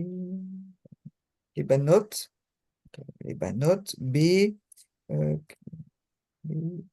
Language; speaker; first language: Hebrew; non-native, learner; French